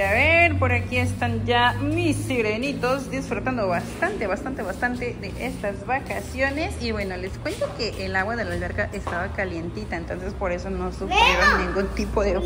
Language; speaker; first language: Spanish; native; Spanish